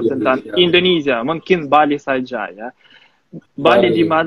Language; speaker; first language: Indonesian; non-native, fluent; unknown